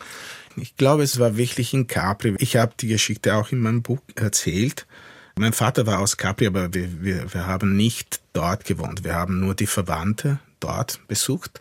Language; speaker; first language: German; non-native, fluent; Italian